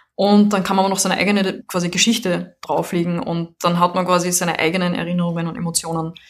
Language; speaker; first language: German; native; German